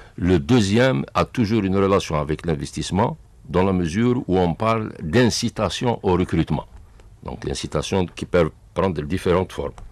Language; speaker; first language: French; non-native, local second language; Arabic